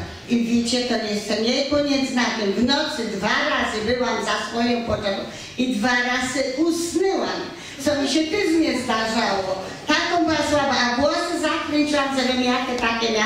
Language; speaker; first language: Polish; native; Polish